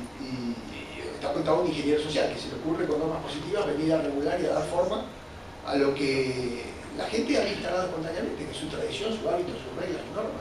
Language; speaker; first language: Spanish; native; Spanish